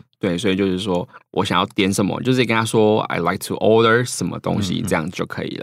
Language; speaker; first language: Chinese; native; Chinese